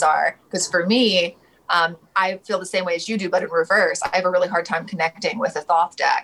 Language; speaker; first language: English; native; English